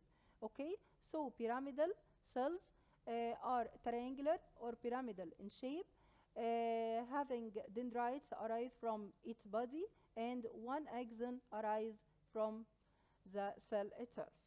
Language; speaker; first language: English; non-native, local second language; Arabic